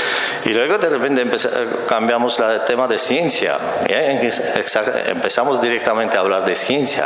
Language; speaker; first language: Spanish; non-native, fluent; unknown